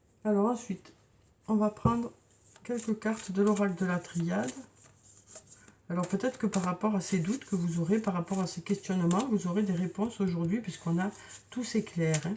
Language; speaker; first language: French; native; French